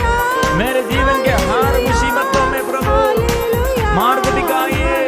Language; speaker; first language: Hindi; non-native, local second language; Malayalam